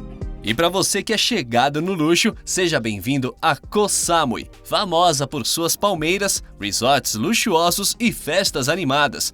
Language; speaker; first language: Portuguese; native; Portuguese